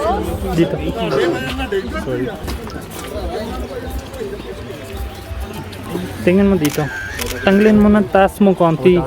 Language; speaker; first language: Filipino; non-native, learner; Punjabi